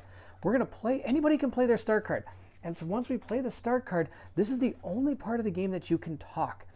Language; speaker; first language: English; native; English